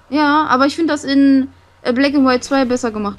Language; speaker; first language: German; native; German